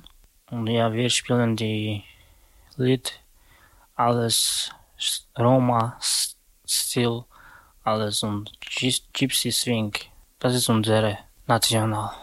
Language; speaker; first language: German; non-native, learner; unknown